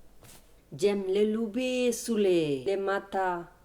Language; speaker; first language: French; non-native, learner; Bangla